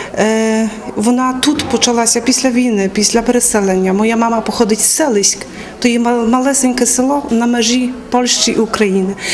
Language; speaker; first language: Ukrainian; early bilingual, heritage; Ukrainian